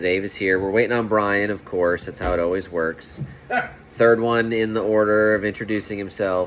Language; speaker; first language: English; native; English